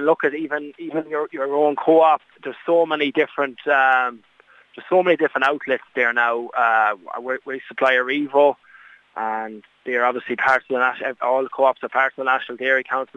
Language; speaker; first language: English; native; English